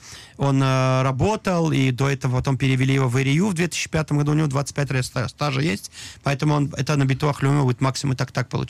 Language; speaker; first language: Russian; native; Russian